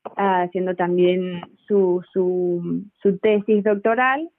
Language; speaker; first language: Spanish; native; Spanish